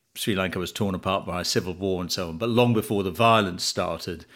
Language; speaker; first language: English; early bilingual, other home language; Tamil